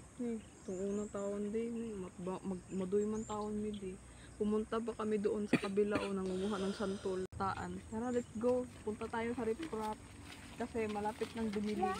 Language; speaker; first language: Filipino; non-native, local second language; Surigaonon